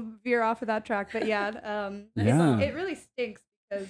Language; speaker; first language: English; native; English